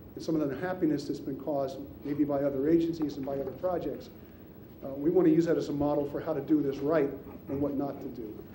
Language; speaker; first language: English; native; English